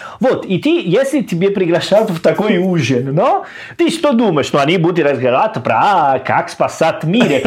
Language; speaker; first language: Russian; non-native, learner; Italian